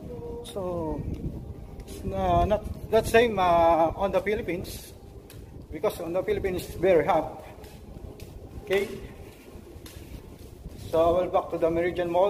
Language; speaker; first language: English; non-native, learner; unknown